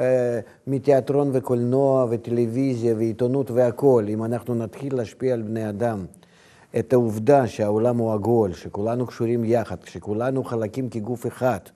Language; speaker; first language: Hebrew; non-native, fluent; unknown